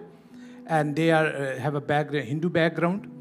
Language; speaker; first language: English; non-native, local second language; Urdu